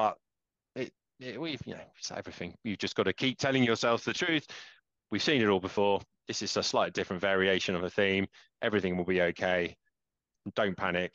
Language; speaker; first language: English; native; English